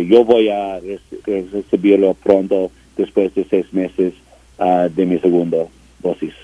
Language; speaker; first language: Spanish; non-native, learner; English